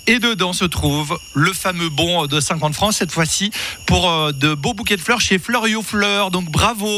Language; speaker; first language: French; native; French